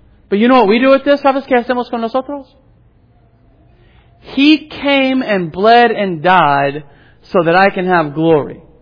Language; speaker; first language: English; native; English